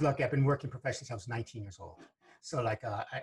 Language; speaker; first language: English; early bilingual, other home language; Spanish